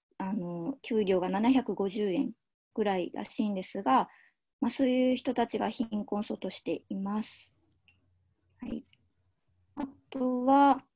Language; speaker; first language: Japanese; native; Japanese